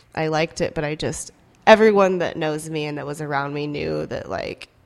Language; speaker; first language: English; early bilingual, other home language; Korean